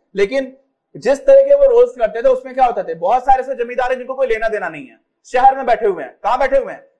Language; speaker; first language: Hindi; native; Hindi